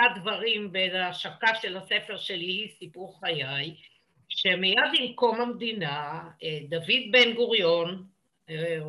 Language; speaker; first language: Hebrew; native; Hebrew